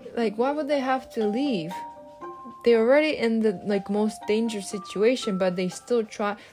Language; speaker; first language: English; non-native, fluent; Japanese